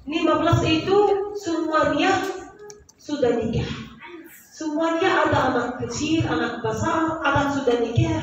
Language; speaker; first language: Indonesian; non-native, learner; Arabic